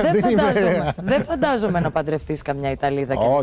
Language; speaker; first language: Greek; native; Greek